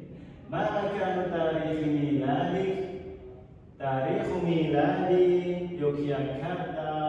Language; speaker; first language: Arabic; non-native, learner; Indonesian